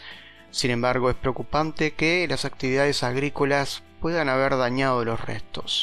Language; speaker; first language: Spanish; native; Spanish